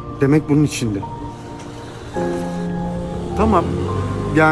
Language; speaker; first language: Turkish; native; Turkish